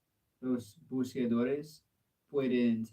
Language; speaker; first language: Spanish; non-native, learner; English